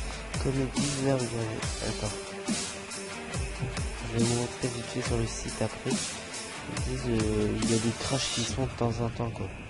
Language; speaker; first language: French; native; French